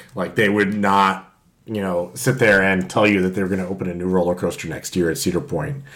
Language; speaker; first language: English; native; English